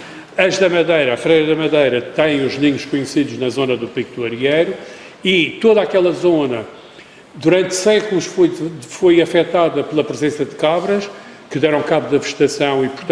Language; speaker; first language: Portuguese; native; Portuguese